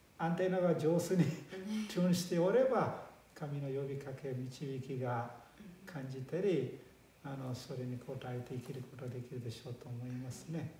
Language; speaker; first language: Japanese; non-native, fluent; Malayalam